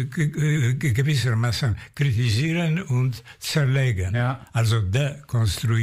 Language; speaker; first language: German; non-native, fluent; Polish